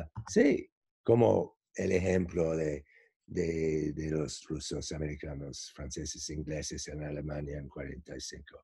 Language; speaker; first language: Spanish; non-native, fluent; English